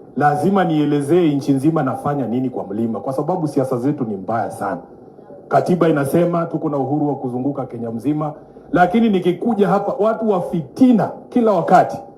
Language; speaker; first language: Swahili; non-native, local second language; Luyia